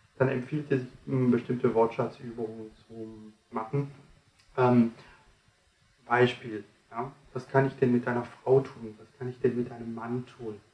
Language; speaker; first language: German; non-native, fluent; French